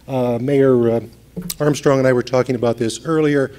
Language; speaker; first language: English; native; English